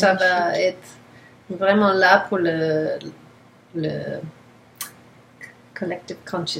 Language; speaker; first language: French; non-native, learner; English